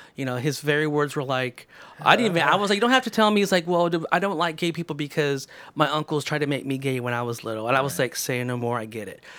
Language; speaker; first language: English; native; English